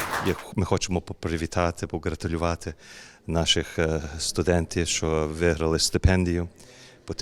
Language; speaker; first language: Ukrainian; early bilingual, heritage; Ukrainian